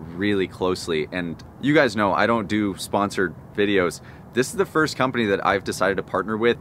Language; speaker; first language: English; native; English